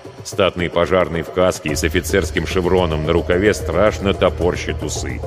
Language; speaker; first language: Russian; native; Russian